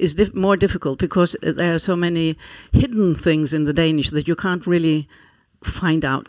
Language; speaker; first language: English; non-native, fluent; Faroese